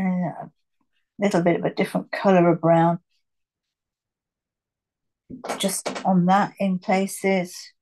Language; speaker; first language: English; native; English